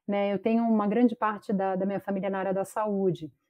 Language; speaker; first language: Portuguese; native; Portuguese